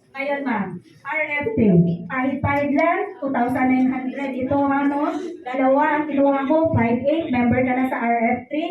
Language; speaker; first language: Filipino; non-native, local second language; Hiligaynon